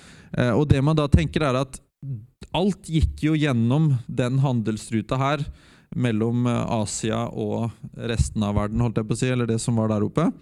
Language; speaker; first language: Norwegian; native; Norwegian